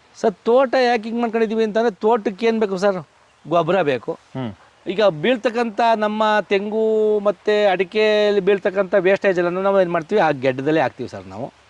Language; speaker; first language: Kannada; native; Kannada